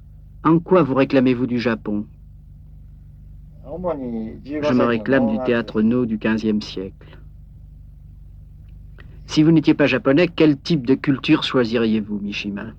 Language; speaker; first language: French; native; French